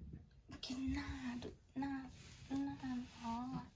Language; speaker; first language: Thai; early bilingual, heritage; Thai